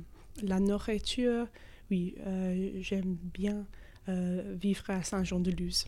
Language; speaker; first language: French; non-native, fluent; English